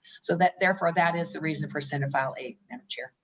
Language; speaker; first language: English; native; English